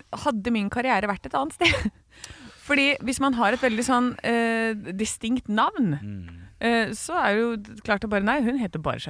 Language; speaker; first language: Norwegian; native; Norwegian